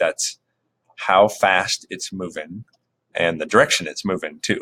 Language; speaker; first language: English; native; English